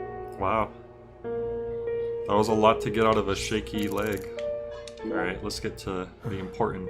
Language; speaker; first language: English; native; English